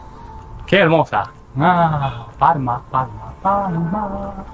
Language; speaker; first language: Spanish; non-native, learner; Japanese